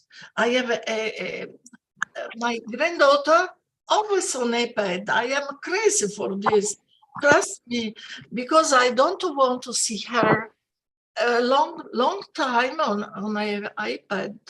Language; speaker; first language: English; non-native, fluent; Italian